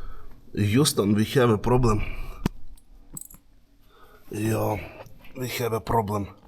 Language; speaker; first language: English; non-native, learner; Lithuanian